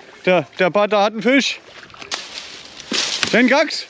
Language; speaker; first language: German; native; German